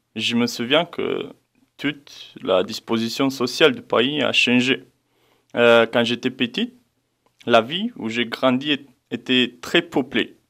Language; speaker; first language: French; non-native, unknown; Romanian